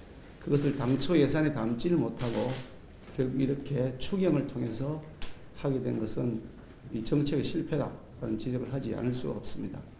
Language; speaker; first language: Korean; native; Korean